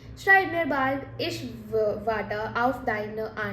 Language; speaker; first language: German; non-native, fluent; Hindi